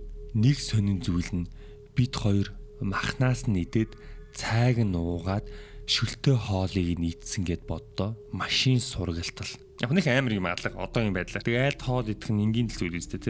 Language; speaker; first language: Mongolian; native; Mongolian